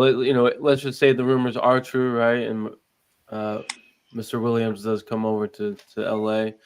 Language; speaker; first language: English; native; English